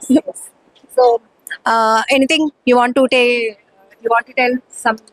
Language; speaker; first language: English; non-native, learner; Telugu